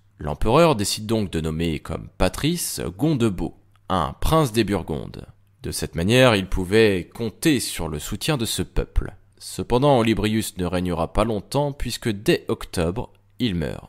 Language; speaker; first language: French; native; French